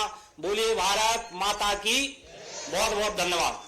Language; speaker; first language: Hindi; native; Hindi